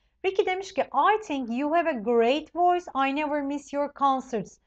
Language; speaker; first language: English; non-native, fluent; Turkish